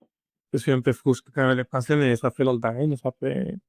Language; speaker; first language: French; non-native, learner; Spanish